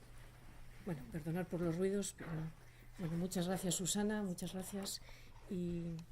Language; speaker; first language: Spanish; native; Spanish